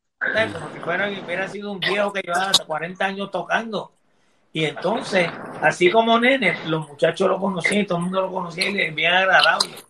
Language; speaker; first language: Spanish; early bilingual, heritage; Spanish